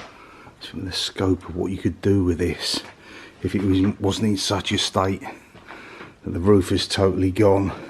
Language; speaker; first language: English; native; English